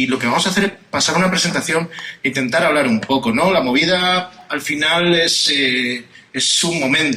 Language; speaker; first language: Spanish; native; Spanish